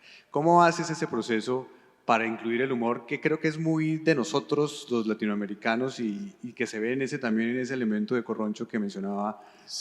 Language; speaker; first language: Spanish; native; Spanish